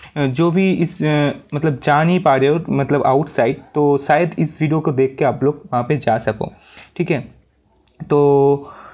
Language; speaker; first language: Hindi; native; Hindi